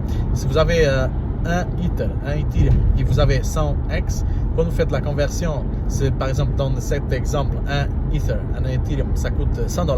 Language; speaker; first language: French; non-native, learner; Portuguese